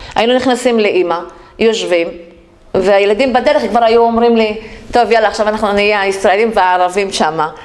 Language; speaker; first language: Hebrew; non-native, local second language; Arabic